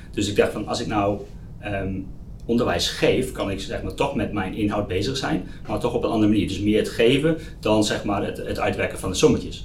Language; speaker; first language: Dutch; native; Dutch